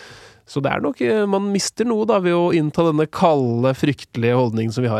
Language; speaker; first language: Norwegian; native; Norwegian